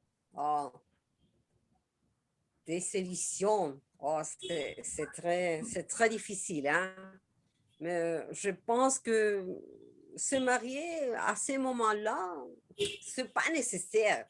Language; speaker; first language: French; non-native, learner; Spanish